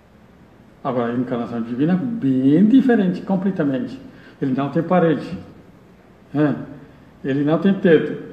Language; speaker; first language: Portuguese; non-native, learner; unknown